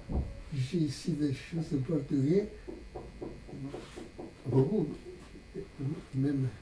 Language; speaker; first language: French; non-native, fluent; Portuguese